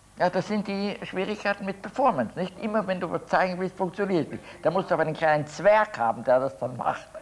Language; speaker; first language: German; native; German